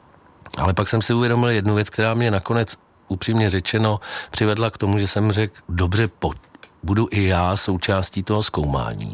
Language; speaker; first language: Czech; native; Czech